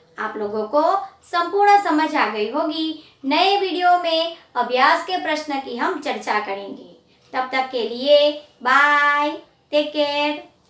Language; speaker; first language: Hindi; non-native, local second language; Gujarati